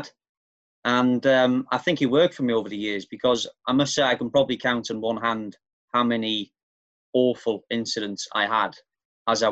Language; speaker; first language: English; native; English